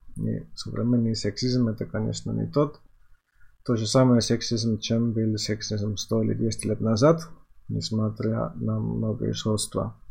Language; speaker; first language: Russian; non-native, fluent; Finnish